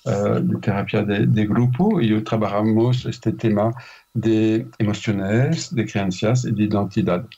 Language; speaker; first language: Spanish; non-native, fluent; French